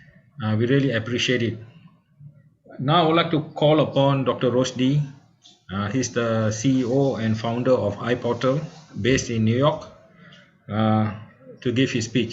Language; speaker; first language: English; non-native, local second language; Malay